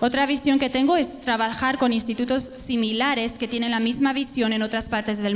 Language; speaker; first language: Spanish; native; Spanish